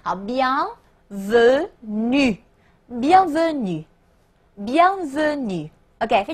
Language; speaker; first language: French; non-native, fluent; Chinese